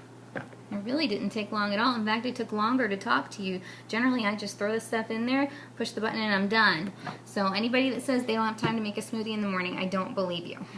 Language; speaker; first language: English; native; English